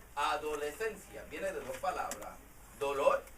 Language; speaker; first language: Spanish; early bilingual, heritage; Spanish